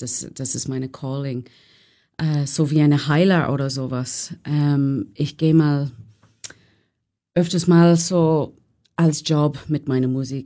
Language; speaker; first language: German; non-native, learner; English